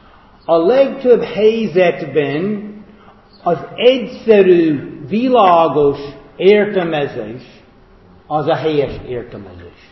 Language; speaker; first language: Hungarian; non-native, fluent; English